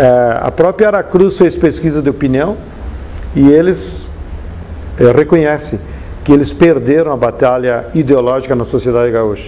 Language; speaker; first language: Portuguese; native; Portuguese